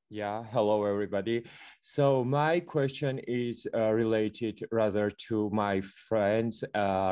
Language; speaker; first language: English; non-native, fluent; Georgian